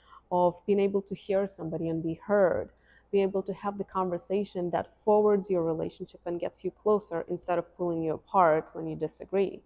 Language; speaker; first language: English; non-native, fluent; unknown